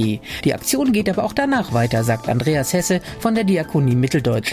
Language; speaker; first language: German; native; German